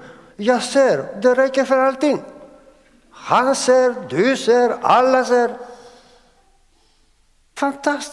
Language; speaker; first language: Swedish; non-native, fluent; Greek